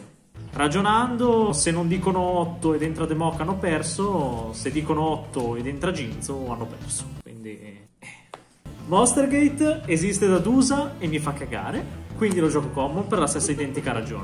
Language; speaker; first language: Italian; native; Italian